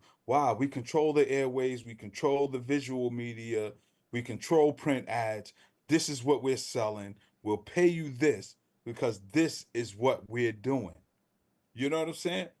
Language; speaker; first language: English; native; English